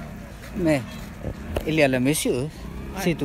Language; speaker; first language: French; non-native, learner; Hindi